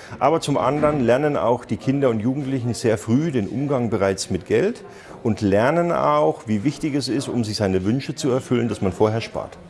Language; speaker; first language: German; native; German